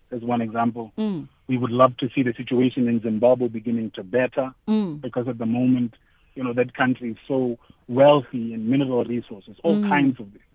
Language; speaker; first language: English; non-native, local second language; Tswana